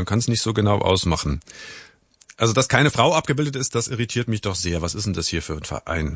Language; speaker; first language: German; native; German